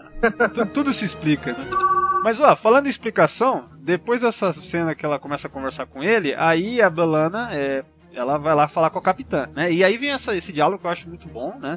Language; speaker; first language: Portuguese; native; Portuguese